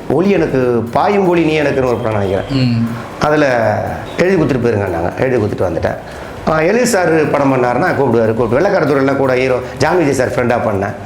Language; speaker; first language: Tamil; native; Tamil